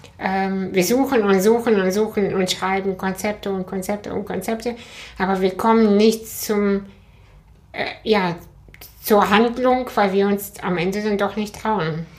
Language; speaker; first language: German; early bilingual, other home language; Russian